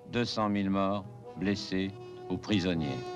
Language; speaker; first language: French; native; French